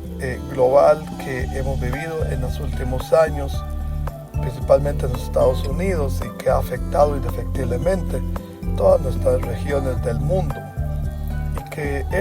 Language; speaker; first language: Spanish; native; Spanish